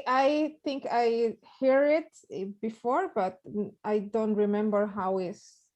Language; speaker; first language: English; non-native, learner; Spanish